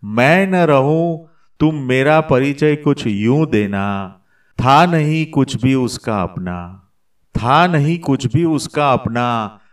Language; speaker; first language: Hindi; non-native, local second language; Gujarati